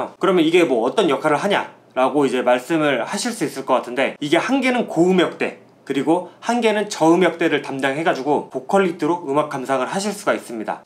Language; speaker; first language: Korean; native; Korean